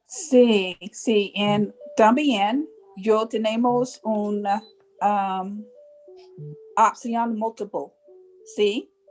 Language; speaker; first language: Spanish; non-native, learner; English